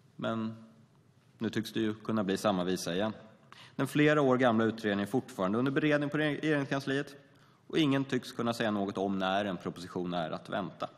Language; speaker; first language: Swedish; native; Swedish